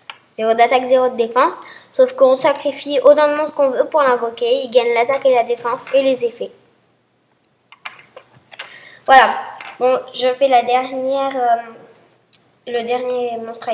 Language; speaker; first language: French; native; French